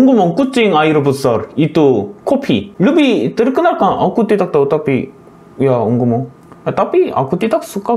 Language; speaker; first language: Indonesian; non-native, learner; Korean